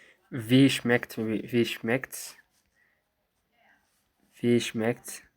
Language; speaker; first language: German; non-native, fluent; Somali